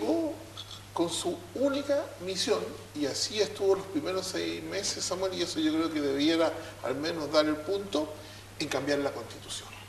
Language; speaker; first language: Spanish; native; Spanish